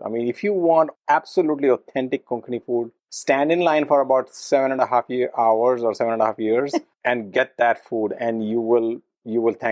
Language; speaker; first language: English; non-native, local second language; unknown